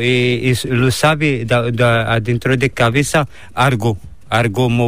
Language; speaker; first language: Spanish; non-native, learner; Arabic